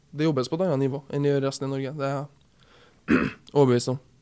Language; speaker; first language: Norwegian; native; Norwegian